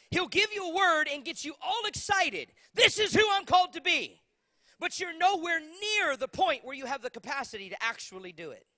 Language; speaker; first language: English; native; English